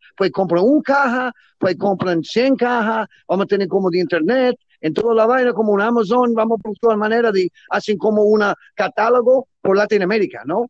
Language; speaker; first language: Spanish; non-native, learner; English